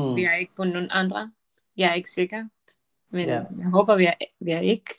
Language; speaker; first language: Danish; non-native, learner; Spanish